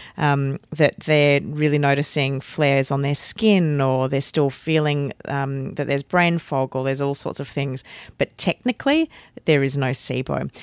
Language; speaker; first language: English; native; English